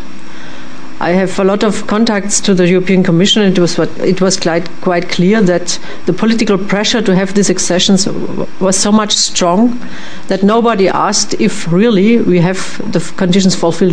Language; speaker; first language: English; non-native, fluent; French